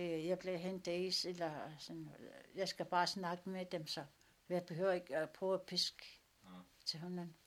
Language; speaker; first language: Danish; non-native, local second language; Kalaallisut